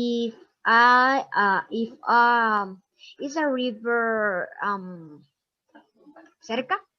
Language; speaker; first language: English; non-native, learner; Spanish